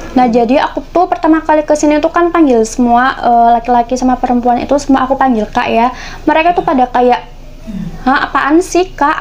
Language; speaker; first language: Indonesian; native; Indonesian